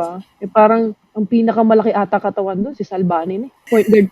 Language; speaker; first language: Filipino; native; Filipino